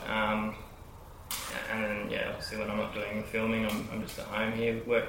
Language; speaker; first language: English; native; English